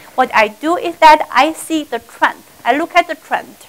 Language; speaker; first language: English; non-native, fluent; Chinese